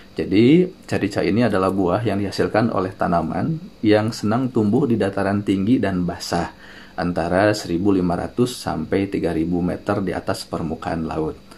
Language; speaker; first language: Indonesian; non-native, local second language; Sundanese